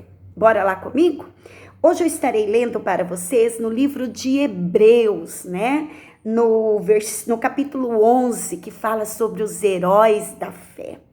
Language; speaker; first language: Portuguese; native; Portuguese